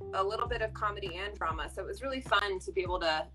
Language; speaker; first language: English; native; English